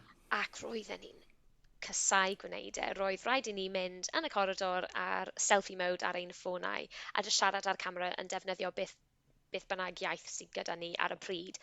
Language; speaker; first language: Welsh; non-native, local second language; English